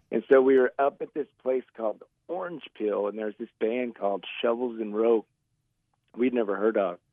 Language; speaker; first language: English; native; English